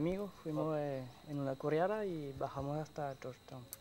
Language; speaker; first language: Spanish; non-native, fluent; French